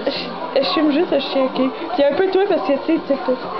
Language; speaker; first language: French; native; French